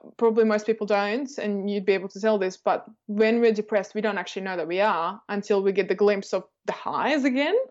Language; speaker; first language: English; early bilingual, other home language; Russian